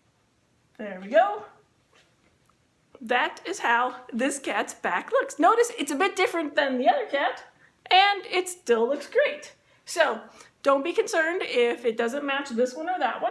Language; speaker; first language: English; native; English